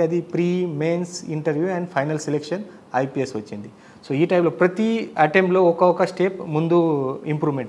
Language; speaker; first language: Telugu; non-native, learner; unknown